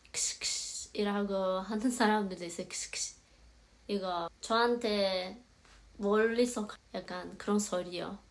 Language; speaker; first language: Korean; non-native, fluent; Azerbaijani